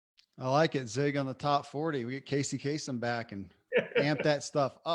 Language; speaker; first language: English; native; English